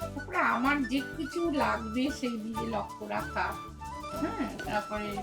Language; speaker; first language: Bangla; native; Bangla